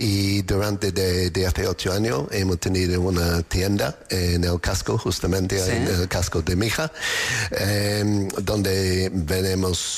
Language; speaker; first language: Spanish; non-native, learner; English